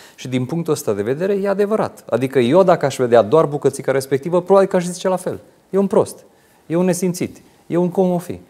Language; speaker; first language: Romanian; non-native, local second language; Hungarian